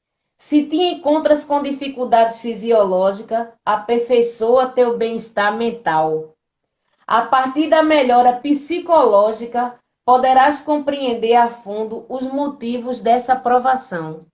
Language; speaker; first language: Portuguese; native; Portuguese